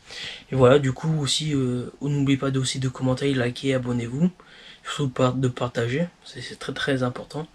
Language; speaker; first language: French; native; French